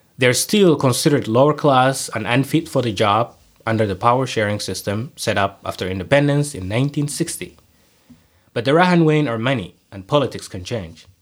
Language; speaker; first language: English; non-native, fluent; Somali